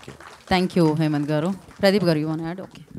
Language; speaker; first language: Telugu; native; Telugu